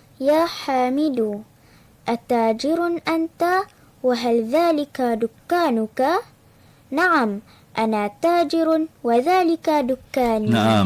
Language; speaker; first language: Arabic; non-native, learner; Malay